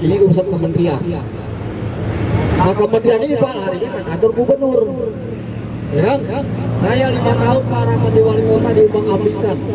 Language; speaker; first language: Indonesian; native; Indonesian